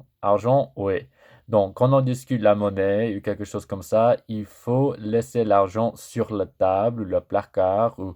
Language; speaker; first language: French; non-native, fluent; English